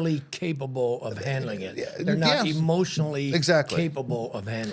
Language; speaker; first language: English; native; English